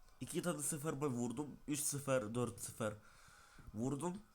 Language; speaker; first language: Turkish; non-native, learner; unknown